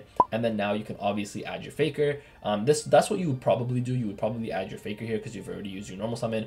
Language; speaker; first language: English; native; English